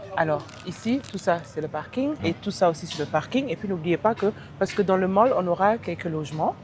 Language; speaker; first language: French; early bilingual, heritage; French